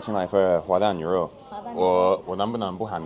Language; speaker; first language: Chinese; non-native, fluent; English